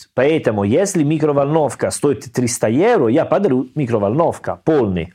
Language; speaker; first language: Russian; non-native, learner; Italian